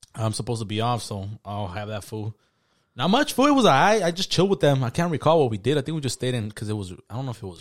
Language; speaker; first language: English; early bilingual, other home language; Spanish